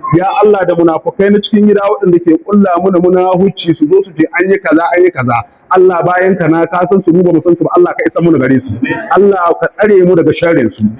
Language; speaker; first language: Hausa; native; Hausa